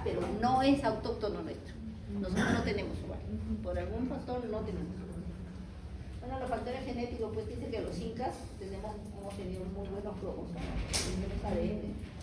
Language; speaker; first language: Spanish; native; Spanish